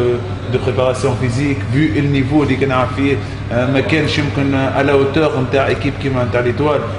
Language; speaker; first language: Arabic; native; Arabic